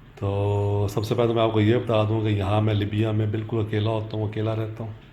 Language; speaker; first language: Urdu; non-native, local second language; Punjabi